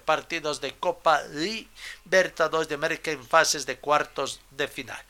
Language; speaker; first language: Spanish; native; Spanish